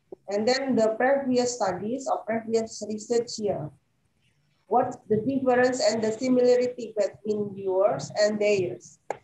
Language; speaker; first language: English; non-native, fluent; Indonesian